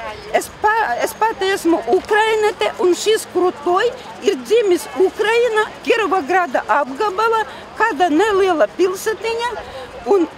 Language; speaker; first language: Latvian; non-native, fluent; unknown